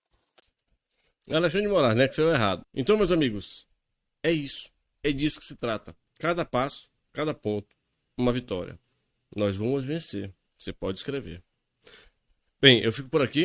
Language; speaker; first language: Portuguese; native; Portuguese